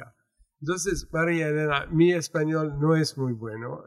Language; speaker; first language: Spanish; non-native, fluent; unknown